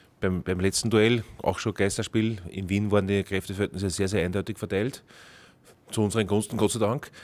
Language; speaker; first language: German; native; German